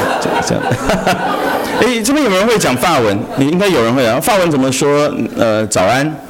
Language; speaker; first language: Chinese; native; Chinese